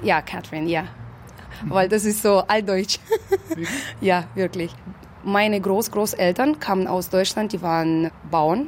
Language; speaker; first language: German; early bilingual, heritage; German